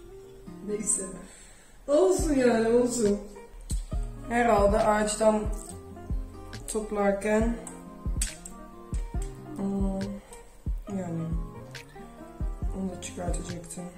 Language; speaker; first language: Turkish; non-native, fluent; Dutch